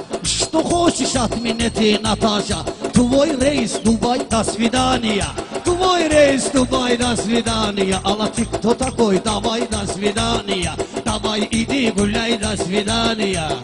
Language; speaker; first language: Russian; non-native, learner; Talysh